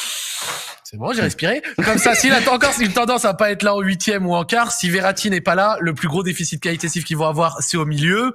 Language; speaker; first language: French; native; French